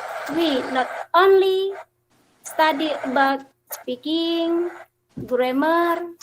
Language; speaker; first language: English; non-native, fluent; Indonesian